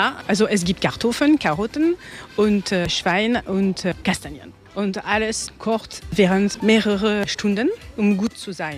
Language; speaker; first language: German; non-native, learner; French